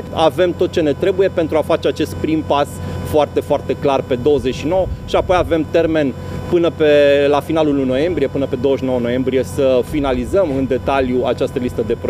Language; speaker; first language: Romanian; native; Romanian